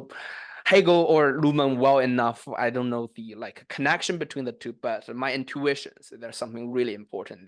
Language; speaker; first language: English; non-native, fluent; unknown